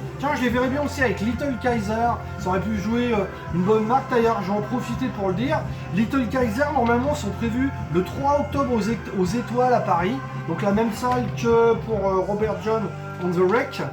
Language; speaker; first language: French; native; French